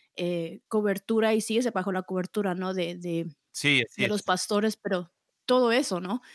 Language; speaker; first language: Spanish; early bilingual, heritage; Spanish